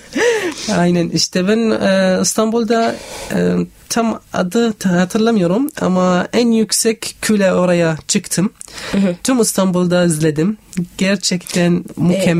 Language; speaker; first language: Turkish; non-native, fluent; Arabic